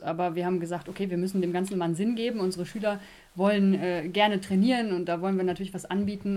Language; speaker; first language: German; native; German